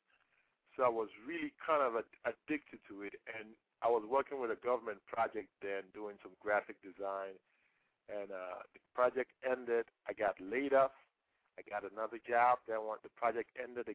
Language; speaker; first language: English; non-native, local second language; Yoruba